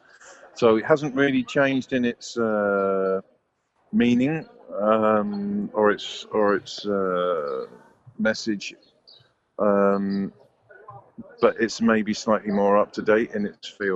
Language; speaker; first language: English; native; English